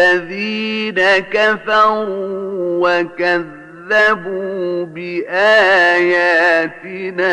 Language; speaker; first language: Arabic; native; Arabic